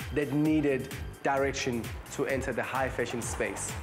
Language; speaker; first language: English; non-native, local second language; Zulu